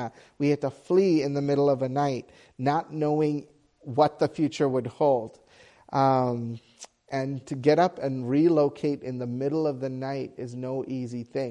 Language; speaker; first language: English; non-native, local second language; Tamil